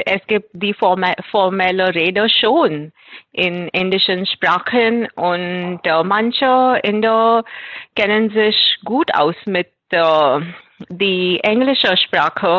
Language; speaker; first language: German; non-native, fluent; Marathi